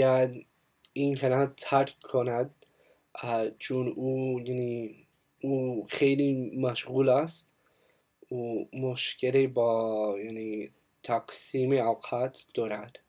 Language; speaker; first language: Persian; non-native, learner; English